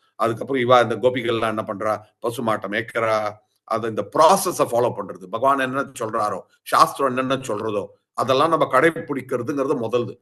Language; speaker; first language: Tamil; early bilingual, heritage; Tamil